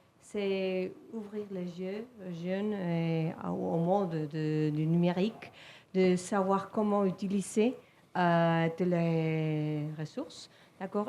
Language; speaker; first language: French; non-native, fluent; Spanish